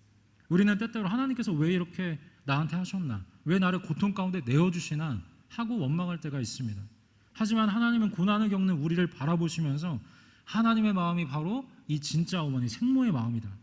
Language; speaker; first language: Korean; native; Korean